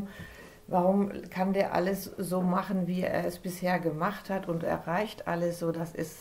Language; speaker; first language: German; native; German